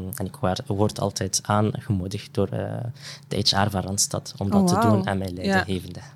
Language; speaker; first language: Dutch; non-native, fluent; Riffian